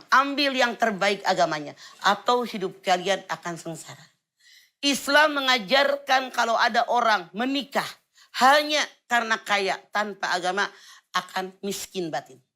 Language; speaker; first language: Indonesian; native; Indonesian